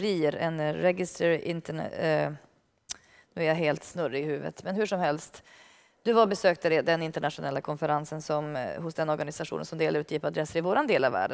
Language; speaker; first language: Swedish; native; Swedish